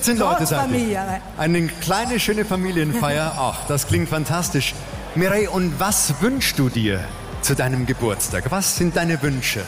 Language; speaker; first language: German; native; German